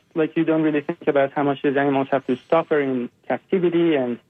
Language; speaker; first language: English; non-native, fluent; Persian